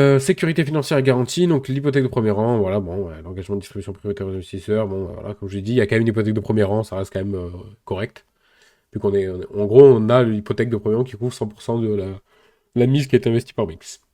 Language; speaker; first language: French; native; French